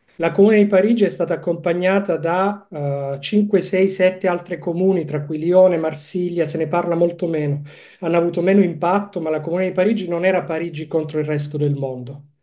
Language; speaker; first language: Italian; native; Italian